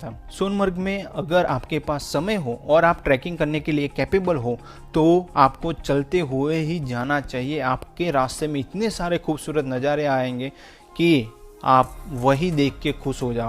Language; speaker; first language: Hindi; native; Hindi